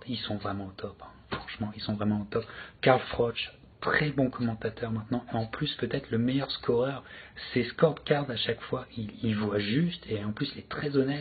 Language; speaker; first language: French; native; French